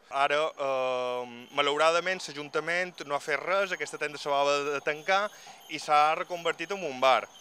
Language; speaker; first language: Catalan; native; Catalan